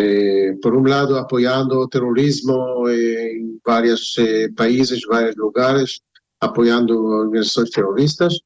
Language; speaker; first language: Portuguese; non-native, fluent; Hebrew